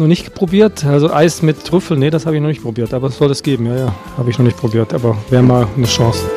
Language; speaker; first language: German; early bilingual, other home language; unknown